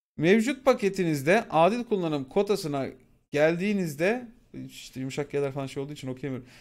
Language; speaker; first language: Turkish; native; Turkish